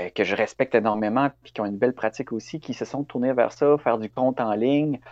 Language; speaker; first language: French; native; French